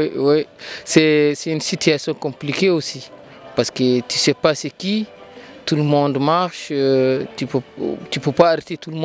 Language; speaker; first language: French; non-native, learner; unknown